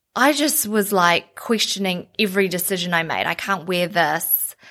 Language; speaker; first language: English; native; English